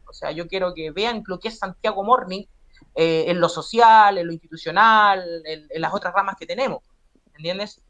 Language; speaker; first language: Spanish; native; Spanish